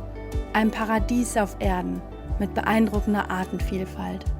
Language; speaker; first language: German; native; German